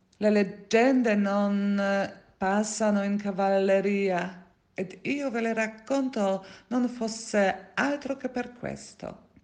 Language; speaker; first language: Italian; non-native, fluent; Polish